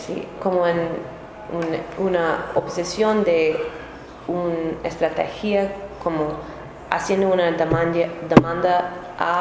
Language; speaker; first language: Spanish; non-native, learner; English